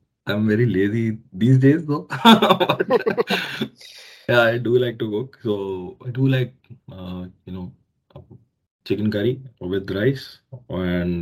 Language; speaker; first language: English; non-native, local second language; Hindi